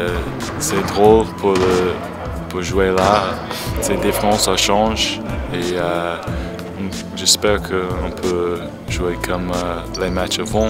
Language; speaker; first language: French; non-native, fluent; English